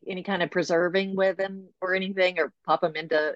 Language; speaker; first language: English; native; English